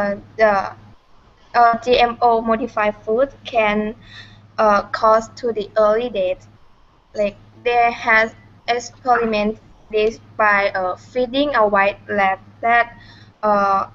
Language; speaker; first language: English; non-native, learner; Thai